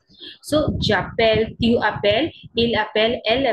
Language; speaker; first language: French; non-native, learner; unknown